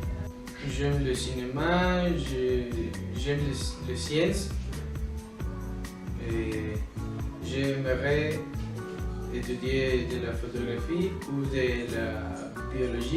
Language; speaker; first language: French; non-native, learner; Spanish